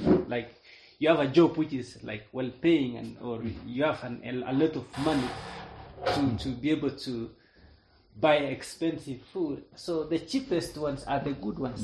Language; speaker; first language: English; non-native, local second language; Kalenjin